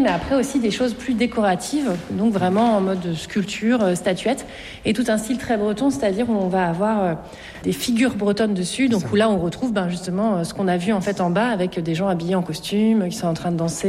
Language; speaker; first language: French; native; French